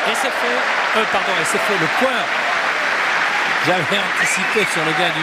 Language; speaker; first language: French; native; French